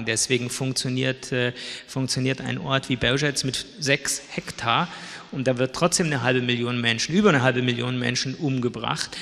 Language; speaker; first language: German; native; German